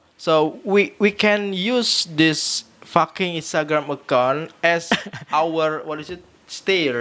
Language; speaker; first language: English; non-native, learner; Indonesian